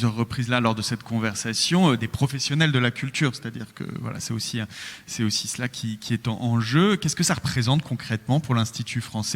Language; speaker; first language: French; native; French